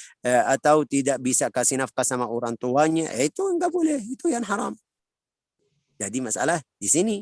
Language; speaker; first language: Indonesian; non-native, learner; Arabic